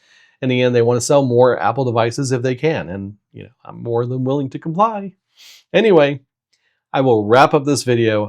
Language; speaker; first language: English; native; English